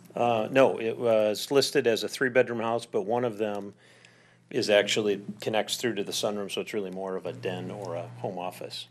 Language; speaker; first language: English; native; English